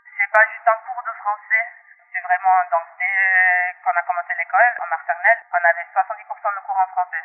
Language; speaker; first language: French; non-native, local second language; English